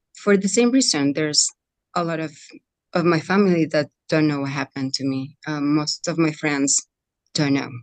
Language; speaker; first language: English; non-native, fluent; Spanish